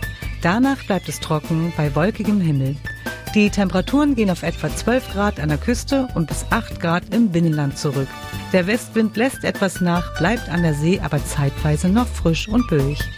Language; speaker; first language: German; native; German